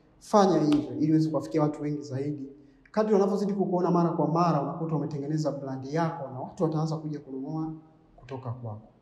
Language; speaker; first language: Swahili; native; Swahili